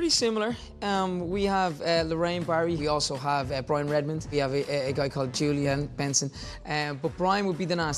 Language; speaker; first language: English; native; English